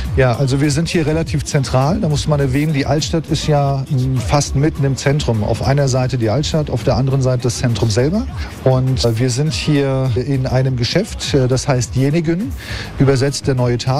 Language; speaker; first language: German; non-native, fluent; Turkish